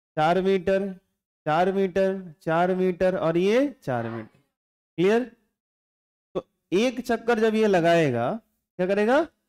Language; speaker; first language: Hindi; non-native, local second language; Bhojpuri